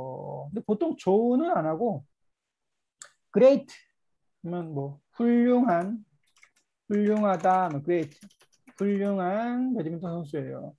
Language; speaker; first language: Korean; native; Korean